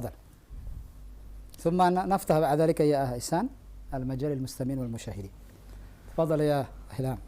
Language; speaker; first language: Arabic; non-native, fluent; Indonesian